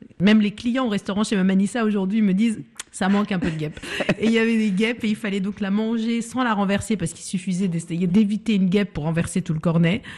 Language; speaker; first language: French; early bilingual, other home language; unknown